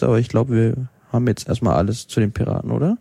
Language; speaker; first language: German; native; German